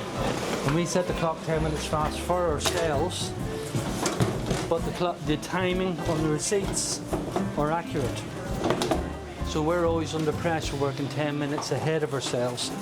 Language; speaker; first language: English; native; English